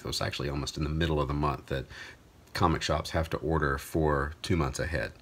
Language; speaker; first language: English; native; English